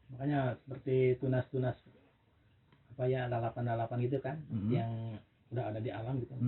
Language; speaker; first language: Indonesian; non-native, local second language; Sundanese